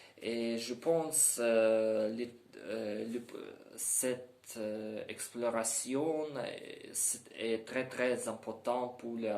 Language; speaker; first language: French; non-native, learner; Ukrainian